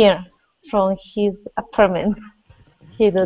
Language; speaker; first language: English; non-native, learner; Spanish